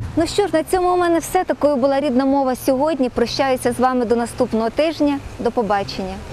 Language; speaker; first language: Ukrainian; native; Ukrainian